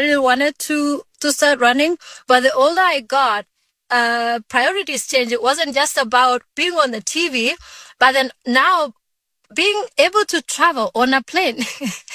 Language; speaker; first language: English; non-native, local second language; Kalenjin